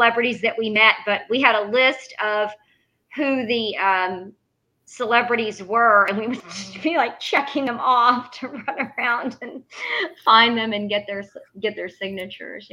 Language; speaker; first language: English; native; English